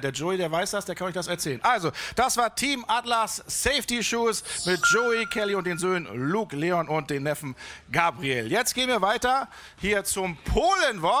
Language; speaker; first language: German; native; German